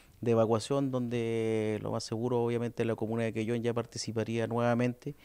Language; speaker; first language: Spanish; native; Spanish